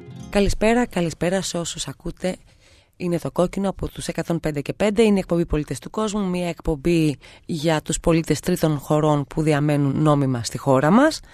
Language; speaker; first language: Greek; native; Greek